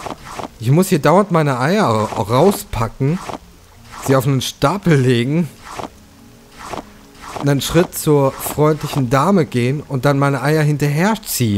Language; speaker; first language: German; native; German